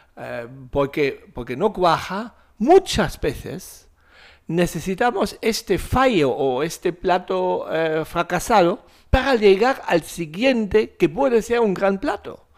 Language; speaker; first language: Spanish; non-native, fluent; German